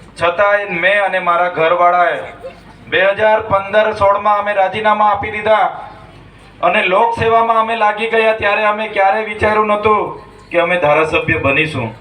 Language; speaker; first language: Gujarati; non-native, local second language; Vasavi